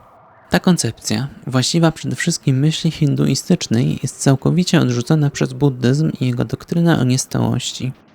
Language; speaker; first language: Polish; native; Polish